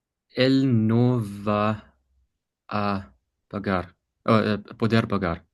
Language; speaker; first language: Spanish; non-native, learner; English